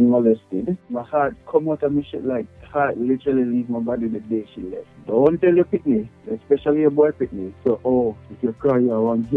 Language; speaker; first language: English; non-native, local second language; Jamaican Creole English